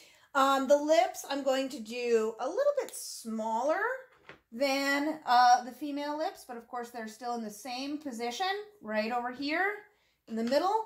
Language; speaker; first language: English; native; English